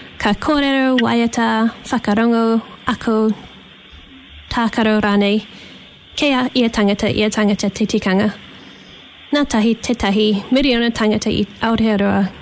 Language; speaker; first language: Māori; non-native, local second language; English